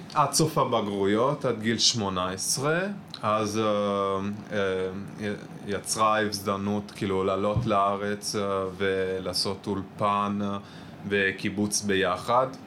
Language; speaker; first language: Hebrew; non-native, fluent; Italian